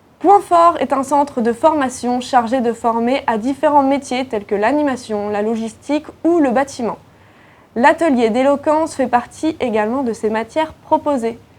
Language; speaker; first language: French; native; French